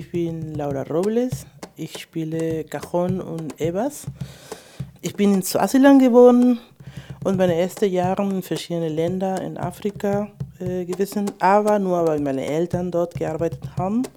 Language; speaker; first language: German; non-native, fluent; Spanish